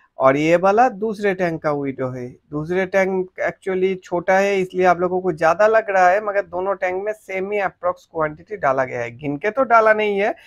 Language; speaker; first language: Hindi; native; Hindi